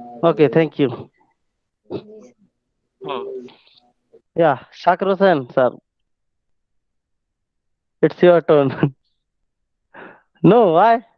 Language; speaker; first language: English; non-native, local second language; Hindi